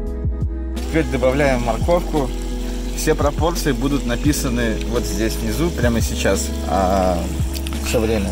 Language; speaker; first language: Russian; native; Russian